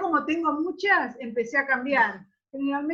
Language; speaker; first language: Spanish; native; Spanish